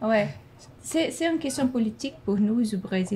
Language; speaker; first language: French; non-native, fluent; Portuguese